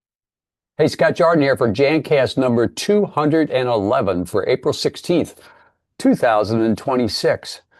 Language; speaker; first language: English; native; English